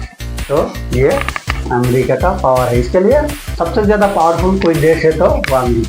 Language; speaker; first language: Hindi; non-native, local second language; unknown